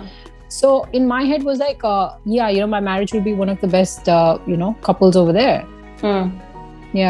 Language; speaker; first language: English; non-native, local second language; Hindi